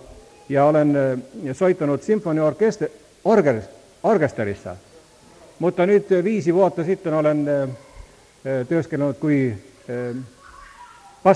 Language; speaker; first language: Finnish; non-native, learner; Estonian